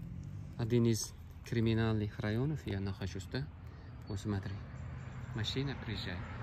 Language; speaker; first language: Russian; non-native, learner; Uzbek